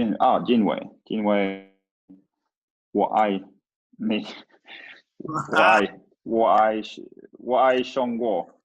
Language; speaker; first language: Chinese; non-native, learner; Swedish